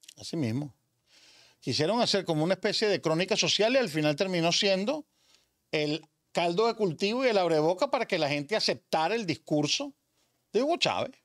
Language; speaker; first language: Spanish; native; Spanish